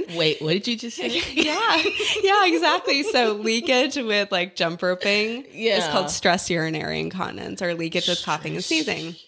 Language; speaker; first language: English; native; English